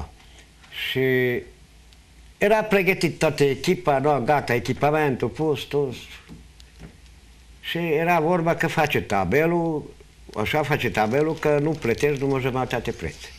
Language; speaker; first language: Romanian; non-native, local second language; Hungarian